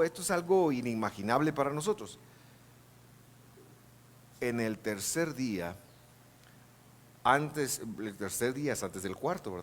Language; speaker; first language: Spanish; native; Spanish